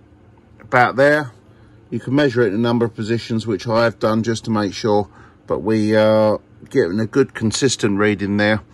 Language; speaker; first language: English; native; English